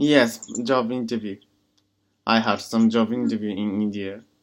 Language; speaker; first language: English; non-native, learner; Japanese